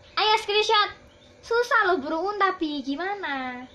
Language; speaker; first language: Indonesian; native; Indonesian